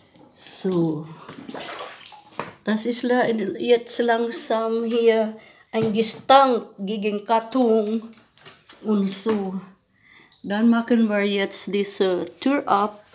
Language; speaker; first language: German; non-native, learner; Filipino